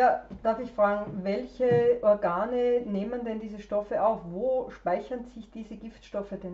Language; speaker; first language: German; native; German